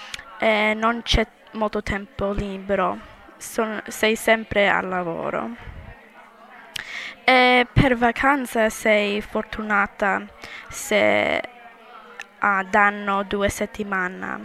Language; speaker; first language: Italian; non-native, learner; English